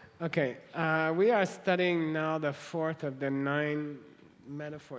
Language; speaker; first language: English; native; English